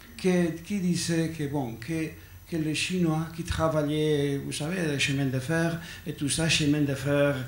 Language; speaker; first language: French; non-native, learner; Basque